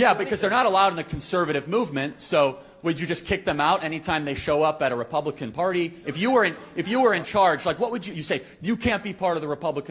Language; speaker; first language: English; native; English